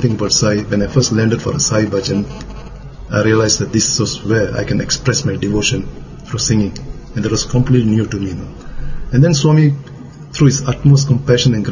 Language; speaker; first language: English; non-native, local second language; Tamil